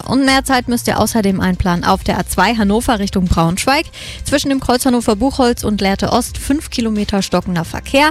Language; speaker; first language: German; native; German